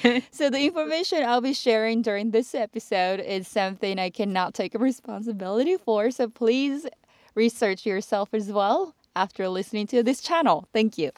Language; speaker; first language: English; non-native, fluent; Japanese